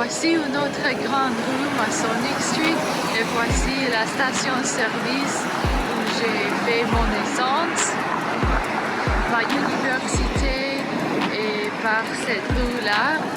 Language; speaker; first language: French; non-native, learner; English